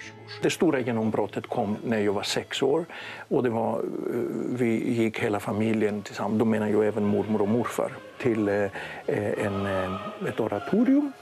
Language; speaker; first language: Swedish; non-native, fluent; Greek